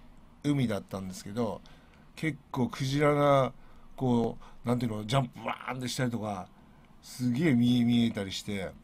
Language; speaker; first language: Japanese; native; Japanese